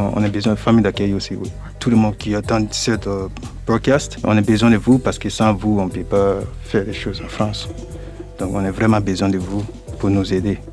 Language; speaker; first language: French; non-native, learner; English